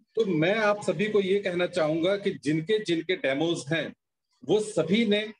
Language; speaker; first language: Hindi; native; Hindi